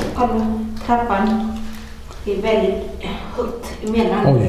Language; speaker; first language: Swedish; non-native, learner; Thai